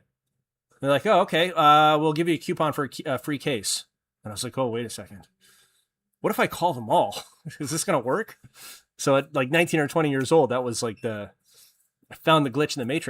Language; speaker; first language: English; native; English